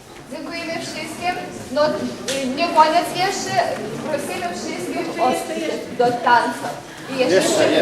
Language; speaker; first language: Polish; non-native, learner; Lithuanian